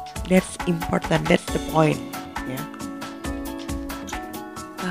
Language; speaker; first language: English; non-native, learner; Indonesian